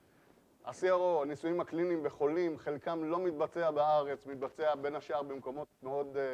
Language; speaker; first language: Hebrew; native; Hebrew